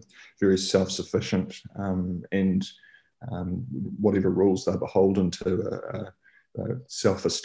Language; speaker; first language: English; native; English